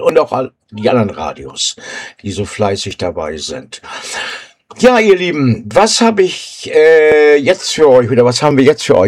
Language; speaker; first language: German; native; German